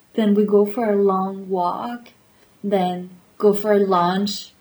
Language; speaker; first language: English; non-native, fluent; French